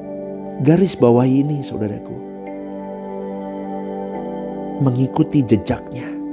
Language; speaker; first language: Indonesian; native; Indonesian